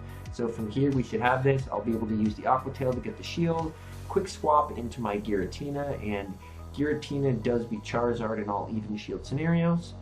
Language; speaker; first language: English; native; English